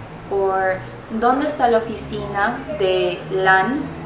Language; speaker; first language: Spanish; early bilingual, heritage; Spanish